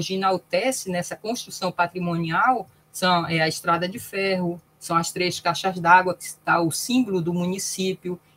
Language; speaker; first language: Portuguese; native; Portuguese